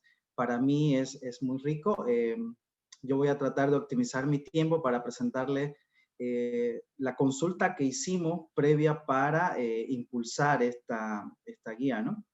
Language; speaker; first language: Spanish; native; Spanish